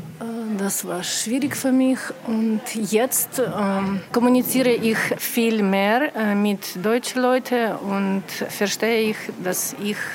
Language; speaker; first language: German; non-native, learner; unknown